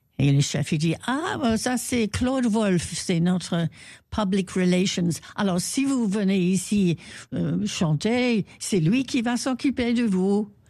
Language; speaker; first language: French; non-native, fluent; English